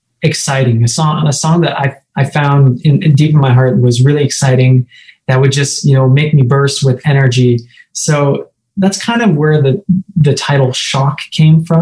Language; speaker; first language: English; native; English